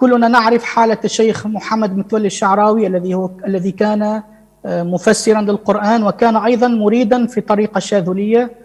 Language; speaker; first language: Arabic; native; Arabic